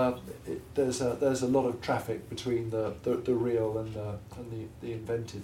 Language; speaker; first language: English; native; English